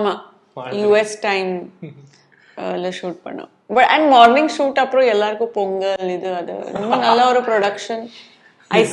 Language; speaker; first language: Tamil; non-native, local second language; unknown